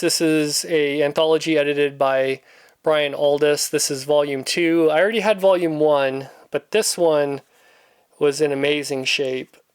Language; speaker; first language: English; native; English